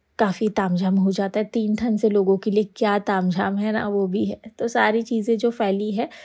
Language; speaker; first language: Hindi; native; Hindi